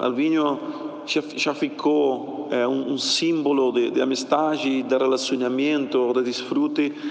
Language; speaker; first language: Portuguese; non-native, fluent; Spanish